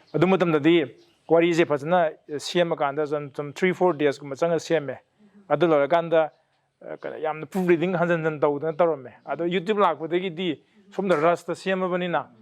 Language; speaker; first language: Manipuri; native; Manipuri